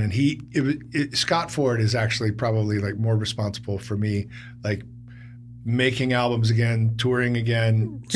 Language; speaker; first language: English; native; English